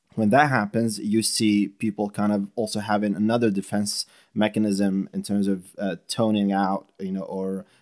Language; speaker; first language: English; non-native, fluent; Arabic